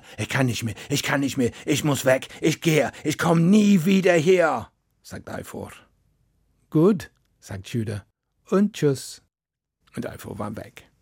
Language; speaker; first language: German; non-native, fluent; English